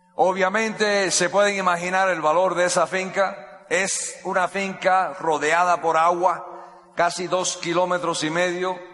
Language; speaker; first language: Spanish; non-native, fluent; English